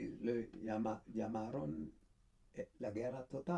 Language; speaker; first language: Spanish; non-native, fluent; German